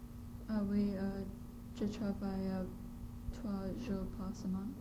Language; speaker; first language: French; non-native, learner; English